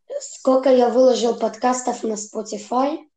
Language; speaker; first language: Russian; early bilingual, heritage; Russian